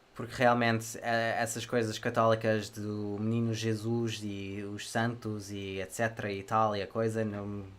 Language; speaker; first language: Portuguese; non-native, fluent; English